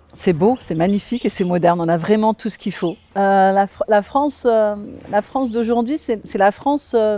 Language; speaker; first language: French; native; French